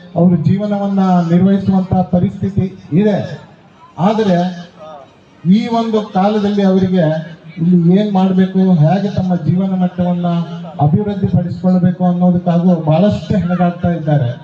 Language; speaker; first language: Kannada; native; Kannada